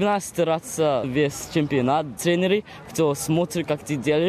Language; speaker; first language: Russian; early bilingual, heritage; Russian